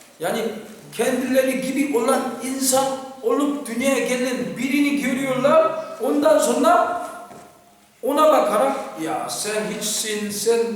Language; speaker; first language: Turkish; non-native, fluent; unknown